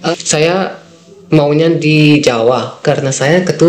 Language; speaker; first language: Indonesian; non-native, fluent; Dutch